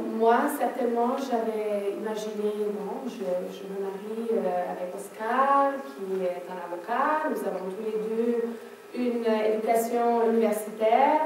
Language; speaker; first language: French; non-native, fluent; German